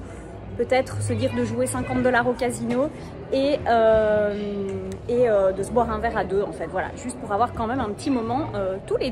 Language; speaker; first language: French; native; French